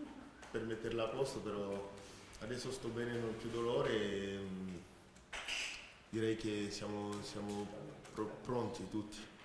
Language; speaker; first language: Italian; non-native, fluent; French